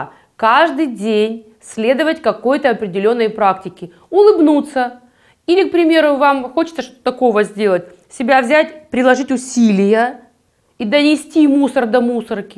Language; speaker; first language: Russian; native; Russian